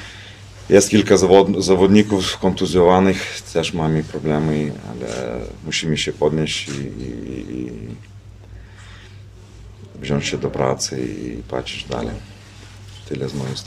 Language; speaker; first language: Polish; non-native, fluent; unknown